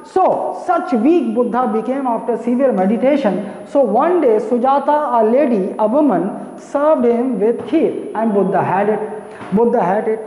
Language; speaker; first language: English; non-native, local second language; Hindi